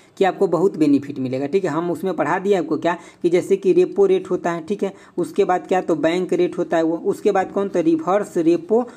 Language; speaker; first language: Hindi; native; Hindi